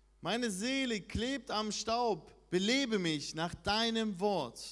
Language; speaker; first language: German; non-native, fluent; Russian